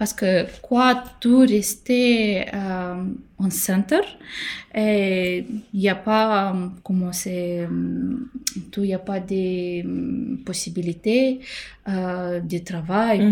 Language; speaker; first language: French; non-native, learner; Romanian